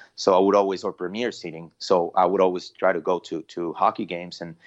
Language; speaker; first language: English; non-native, fluent; Spanish